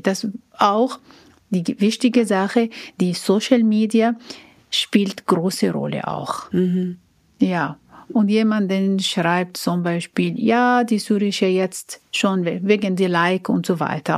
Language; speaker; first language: German; non-native, learner; Arabic